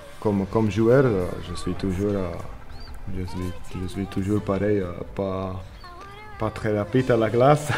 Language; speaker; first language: French; non-native, learner; Slovak